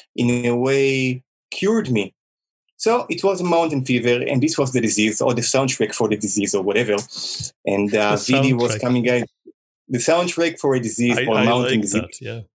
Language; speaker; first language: English; non-native, fluent; Hebrew